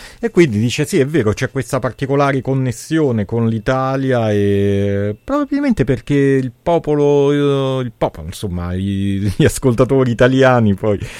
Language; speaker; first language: Italian; native; Italian